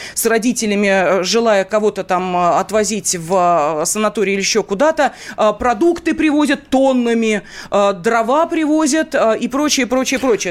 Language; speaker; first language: Russian; native; Russian